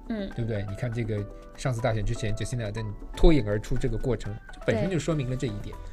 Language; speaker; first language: Chinese; native; Chinese